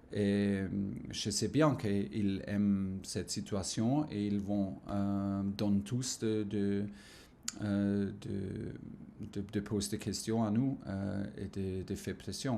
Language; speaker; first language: French; non-native, learner; German